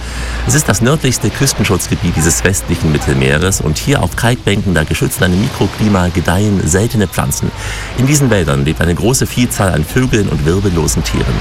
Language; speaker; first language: German; native; German